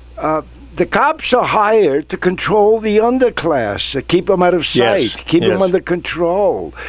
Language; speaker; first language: English; non-native, fluent; Spanish